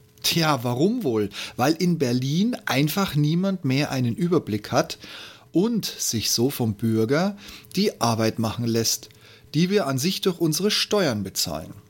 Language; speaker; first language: German; native; German